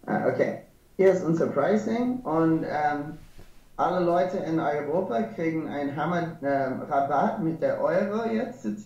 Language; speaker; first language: German; non-native, learner; English